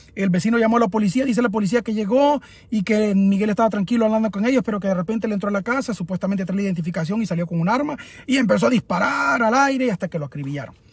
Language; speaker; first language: Spanish; native; Spanish